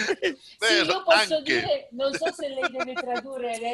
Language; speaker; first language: Italian; native; Italian